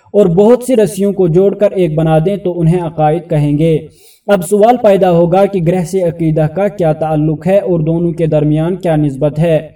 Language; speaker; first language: Urdu; native; Urdu